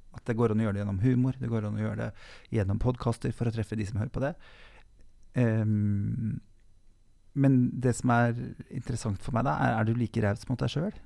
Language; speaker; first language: Norwegian; native; Norwegian